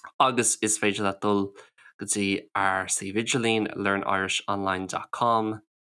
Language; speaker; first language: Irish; non-native, local second language; English